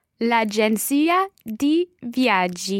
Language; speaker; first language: Italian; non-native, learner; English